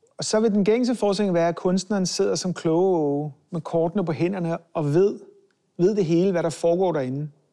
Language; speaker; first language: Danish; early bilingual, other home language; Hebrew